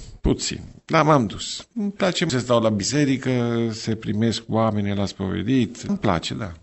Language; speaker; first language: Romanian; non-native, fluent; Italian